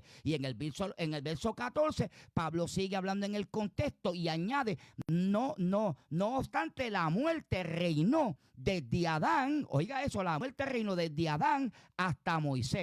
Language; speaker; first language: Spanish; native; Spanish